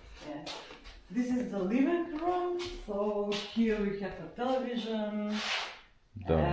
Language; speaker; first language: English; non-native, learner; Russian